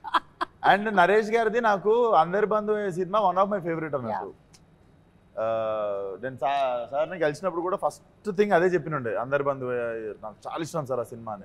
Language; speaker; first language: Telugu; native; Telugu